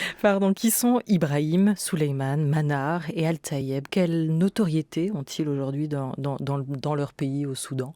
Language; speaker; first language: French; native; French